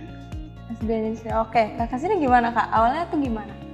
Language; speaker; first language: Indonesian; native; Indonesian